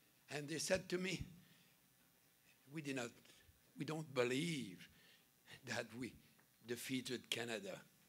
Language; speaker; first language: English; non-native, fluent; French